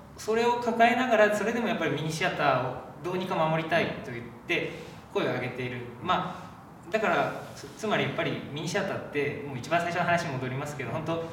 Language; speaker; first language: Japanese; native; Japanese